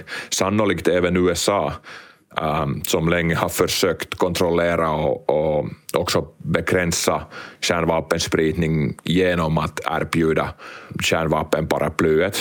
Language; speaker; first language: Swedish; non-native, local second language; Finnish